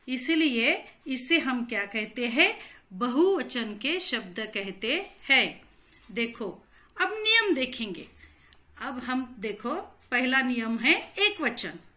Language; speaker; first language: Hindi; non-native, local second language; Marathi